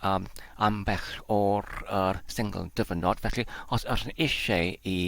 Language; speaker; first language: Welsh; non-native, learner; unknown